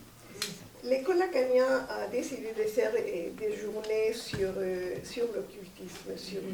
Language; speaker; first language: French; non-native, fluent; Spanish